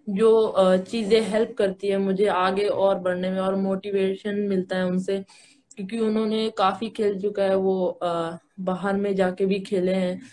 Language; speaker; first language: Hindi; native; Hindi